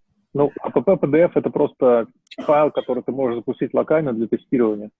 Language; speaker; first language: Russian; native; Russian